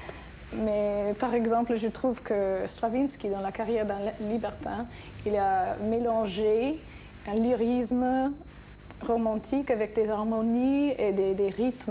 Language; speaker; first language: French; non-native, fluent; English